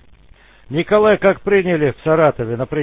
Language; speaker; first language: Russian; native; Russian